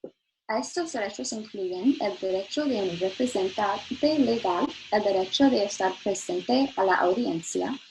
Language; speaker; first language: Spanish; non-native, learner; English